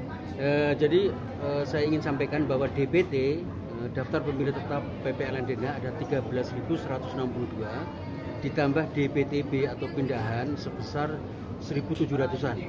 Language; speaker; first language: Indonesian; native; Indonesian